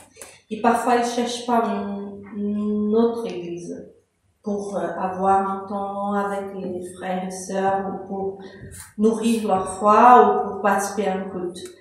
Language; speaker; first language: French; non-native, fluent; Portuguese